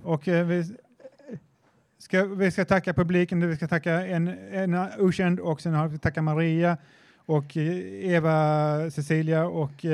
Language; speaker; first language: Swedish; native; Swedish